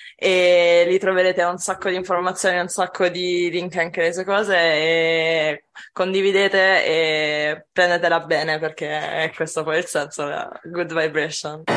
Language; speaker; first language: Italian; native; Italian